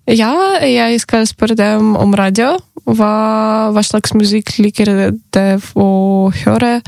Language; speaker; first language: Norwegian; non-native, learner; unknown